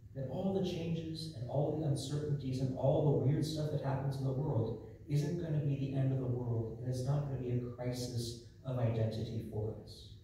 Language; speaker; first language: English; native; English